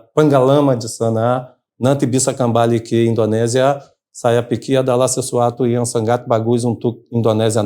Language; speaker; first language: Indonesian; non-native, fluent; Portuguese